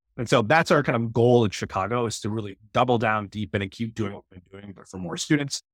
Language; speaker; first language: English; native; English